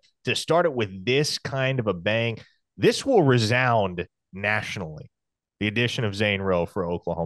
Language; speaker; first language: English; native; English